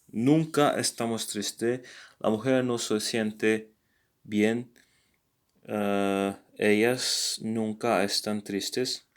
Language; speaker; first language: Spanish; non-native, learner; English